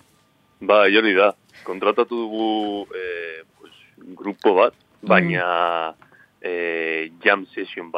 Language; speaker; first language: Basque; non-native, local second language; Spanish